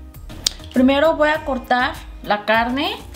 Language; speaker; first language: Spanish; non-native, fluent; Korean